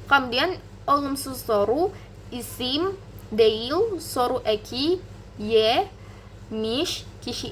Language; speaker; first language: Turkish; non-native, learner; Indonesian